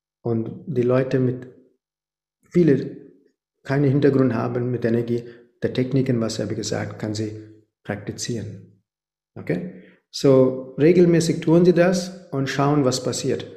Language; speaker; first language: German; non-native, fluent; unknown